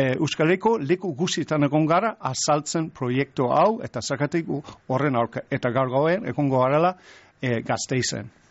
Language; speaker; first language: Basque; non-native, fluent; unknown